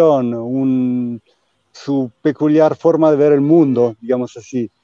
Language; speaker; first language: Spanish; non-native, fluent; Italian